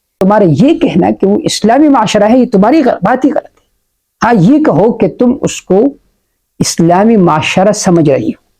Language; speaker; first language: Urdu; non-native, local second language; Pashto